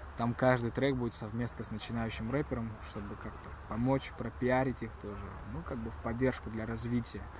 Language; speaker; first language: Russian; early bilingual, heritage; Russian